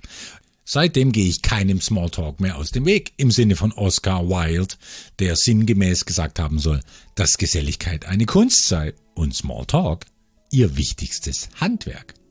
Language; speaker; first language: German; native; German